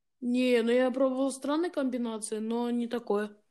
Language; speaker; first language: Russian; early bilingual, heritage; Russian